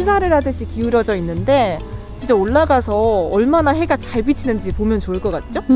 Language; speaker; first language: Korean; native; Korean